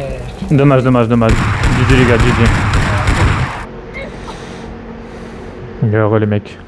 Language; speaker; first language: French; native; French